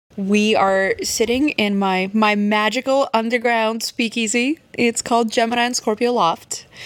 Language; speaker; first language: English; early bilingual, other home language; Russian